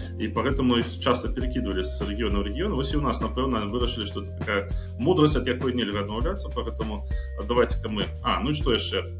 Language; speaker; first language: Belarusian; non-native, local second language; Russian